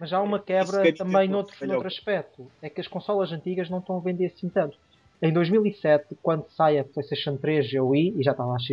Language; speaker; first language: Portuguese; native; Portuguese